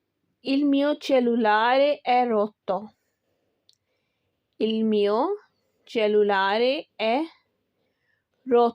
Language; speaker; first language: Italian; non-native, learner; Urdu